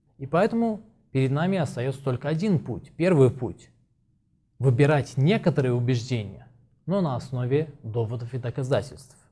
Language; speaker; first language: Russian; non-native, local second language; Azerbaijani